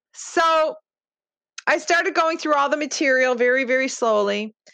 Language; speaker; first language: English; early bilingual, other home language; Lithuanian